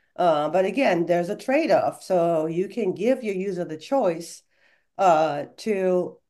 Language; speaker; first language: English; non-native, fluent; German